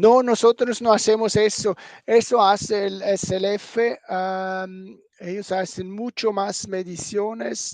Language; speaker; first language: Spanish; non-native, fluent; German